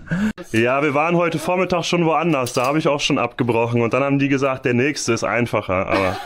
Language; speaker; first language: German; native; German